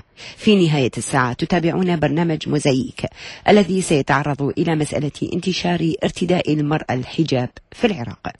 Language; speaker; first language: Arabic; native; Arabic